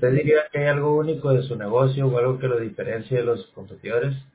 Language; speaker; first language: Spanish; native; Spanish